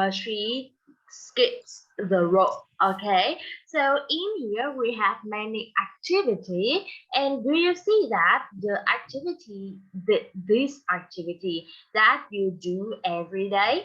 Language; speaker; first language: English; non-native, fluent; Vietnamese